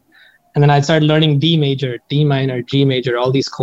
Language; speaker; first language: English; non-native, local second language; Hindi